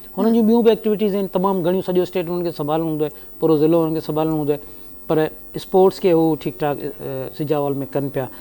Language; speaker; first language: Sindhi; native; Sindhi